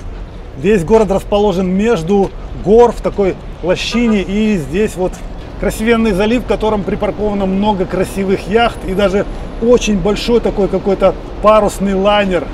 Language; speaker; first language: Russian; native; Russian